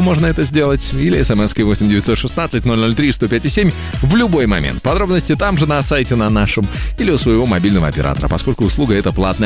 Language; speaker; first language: Russian; native; Russian